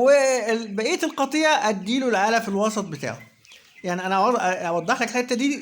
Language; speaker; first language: Arabic; native; Arabic